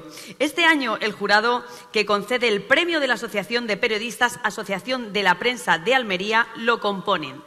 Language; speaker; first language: Spanish; native; Spanish